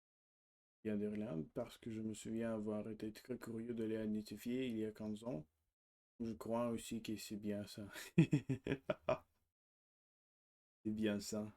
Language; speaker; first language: French; non-native, learner; Russian